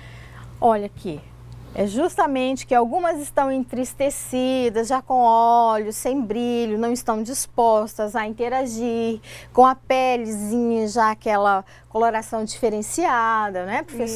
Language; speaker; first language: Portuguese; native; Portuguese